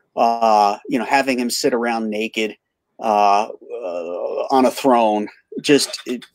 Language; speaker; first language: English; native; English